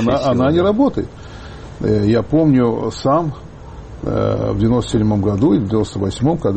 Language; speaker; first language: Russian; native; Russian